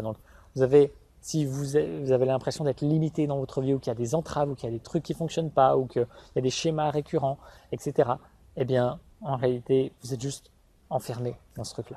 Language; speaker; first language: French; native; French